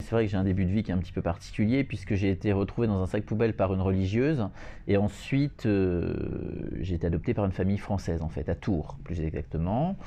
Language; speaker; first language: French; native; French